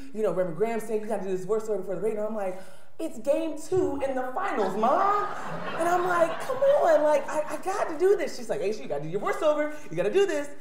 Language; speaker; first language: English; native; English